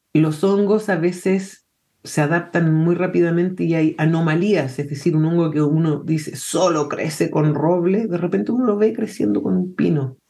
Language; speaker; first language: Spanish; early bilingual, heritage; Spanish